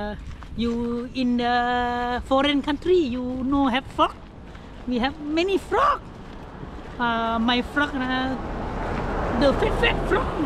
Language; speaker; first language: English; non-native, learner; Hmong